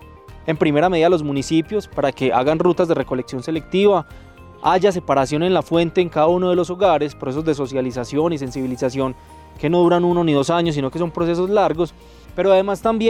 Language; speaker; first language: Spanish; native; Spanish